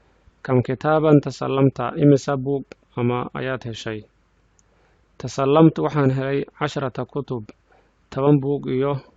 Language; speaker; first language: Arabic; non-native, fluent; Somali